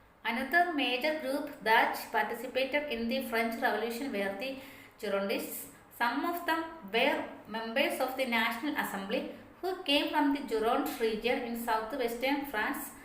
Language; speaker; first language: English; non-native, local second language; Malayalam